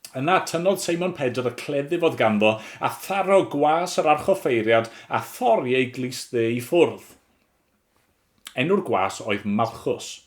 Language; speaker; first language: Welsh; native; Welsh